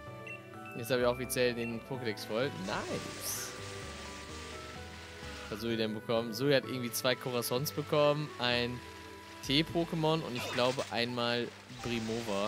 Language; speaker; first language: German; native; German